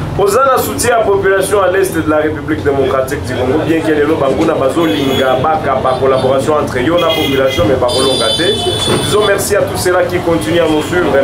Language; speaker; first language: French; non-native, local second language; Lingala